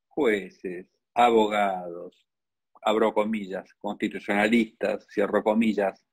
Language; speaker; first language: Spanish; native; Spanish